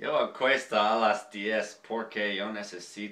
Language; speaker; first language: Spanish; non-native, learner; English